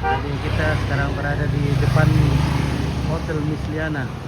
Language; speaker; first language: Indonesian; non-native, local second language; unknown